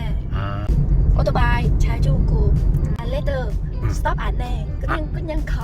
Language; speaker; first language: Korean; non-native, learner; Vietnamese